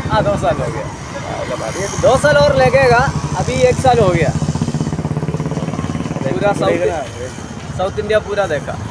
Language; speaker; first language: Hindi; non-native, local second language; Malayalam